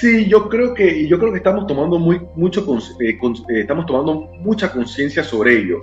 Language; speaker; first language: Spanish; native; Spanish